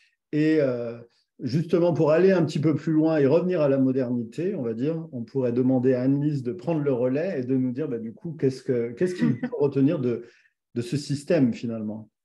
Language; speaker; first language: French; native; French